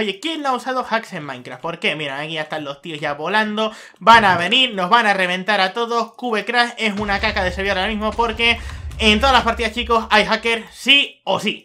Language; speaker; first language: Spanish; native; Spanish